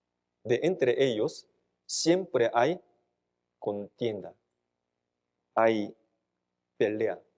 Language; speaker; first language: Spanish; non-native, fluent; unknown